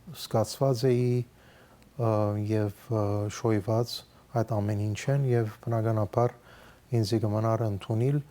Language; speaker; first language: Armenian; early bilingual, heritage; Armenian